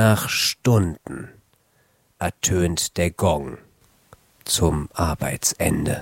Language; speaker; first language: German; native; German